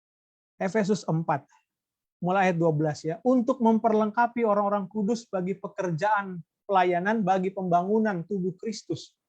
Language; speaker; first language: Indonesian; native; Indonesian